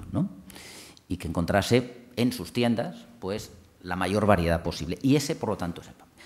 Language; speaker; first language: Spanish; non-native, local second language; Catalan